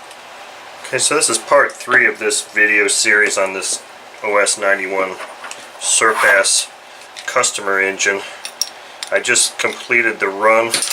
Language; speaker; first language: English; native; English